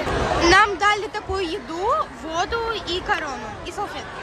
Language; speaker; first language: Russian; early bilingual, heritage; Russian